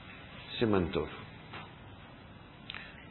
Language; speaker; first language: Hebrew; non-native, fluent; Russian